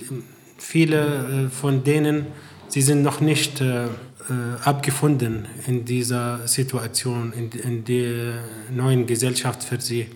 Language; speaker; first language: German; non-native, fluent; Arabic